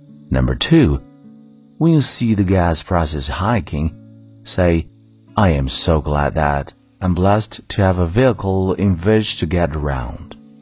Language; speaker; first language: English; non-native, fluent; Chinese